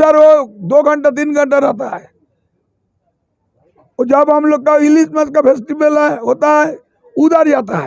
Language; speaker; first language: Hindi; non-native, local second language; Bangla